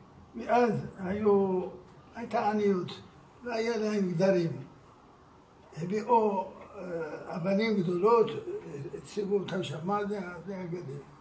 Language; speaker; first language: Hebrew; non-native, fluent; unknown